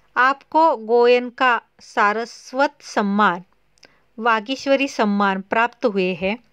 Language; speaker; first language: Hindi; non-native, local second language; Marathi